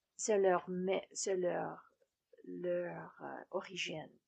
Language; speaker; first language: French; native; French